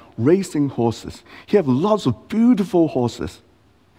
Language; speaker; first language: English; non-native, local second language; Cantonese